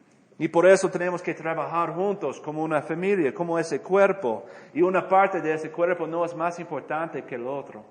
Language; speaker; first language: Spanish; non-native, fluent; English